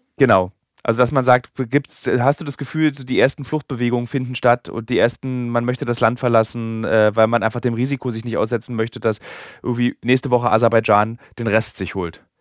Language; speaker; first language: German; native; German